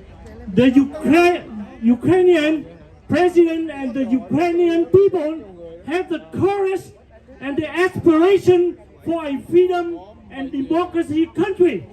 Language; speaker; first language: English; non-native, fluent; Vietnamese